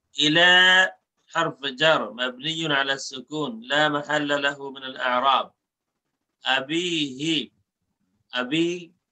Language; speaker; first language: Arabic; non-native, fluent; Bangla